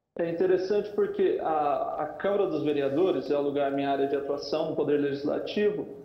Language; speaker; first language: Portuguese; native; Portuguese